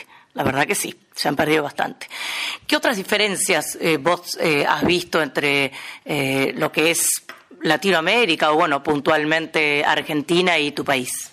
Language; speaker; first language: Spanish; native; Spanish